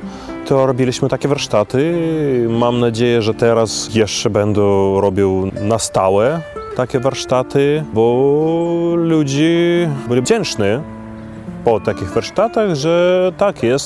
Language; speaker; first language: Polish; non-native, fluent; Belarusian